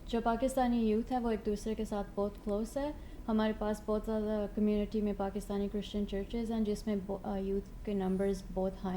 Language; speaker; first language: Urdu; early bilingual, heritage; Urdu